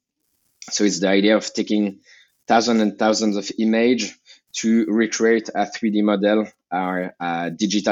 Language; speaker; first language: English; non-native, fluent; French